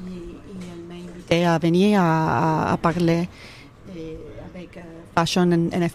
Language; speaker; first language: French; non-native, learner; Spanish